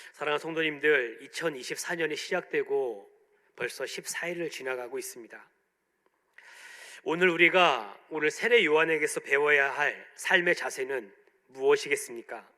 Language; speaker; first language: Korean; native; Korean